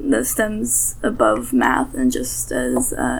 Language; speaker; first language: English; early bilingual, other home language; Russian